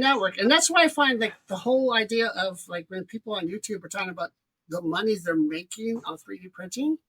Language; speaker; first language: English; native; English